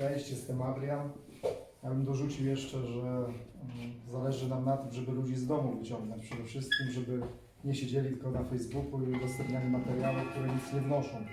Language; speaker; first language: Polish; native; Polish